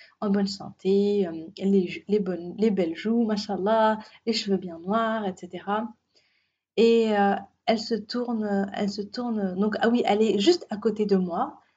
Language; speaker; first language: French; native; French